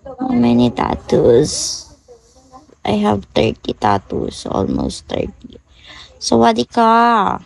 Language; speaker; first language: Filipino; non-native, local second language; Hiligaynon